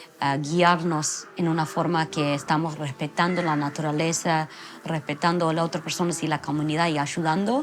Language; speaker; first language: Spanish; non-native, fluent; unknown